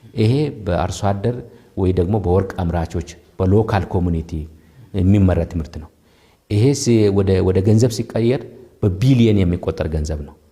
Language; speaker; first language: Amharic; non-native, local second language; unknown